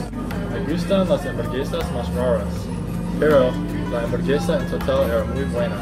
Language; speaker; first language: Spanish; non-native, learner; English